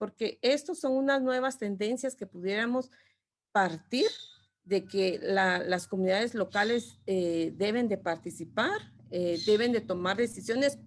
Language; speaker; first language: Spanish; non-native, local second language; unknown